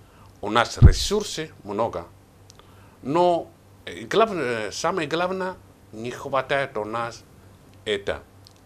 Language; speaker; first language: Russian; non-native, learner; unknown